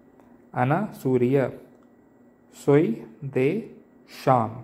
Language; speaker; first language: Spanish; non-native, learner; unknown